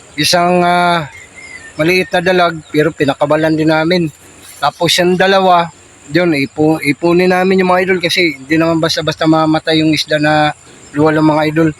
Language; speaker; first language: Filipino; native; Filipino